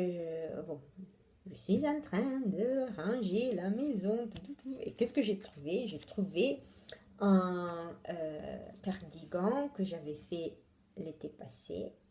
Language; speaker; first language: French; non-native, fluent; Italian